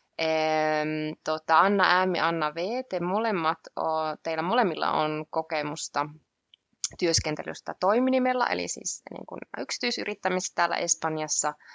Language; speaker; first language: Finnish; native; Finnish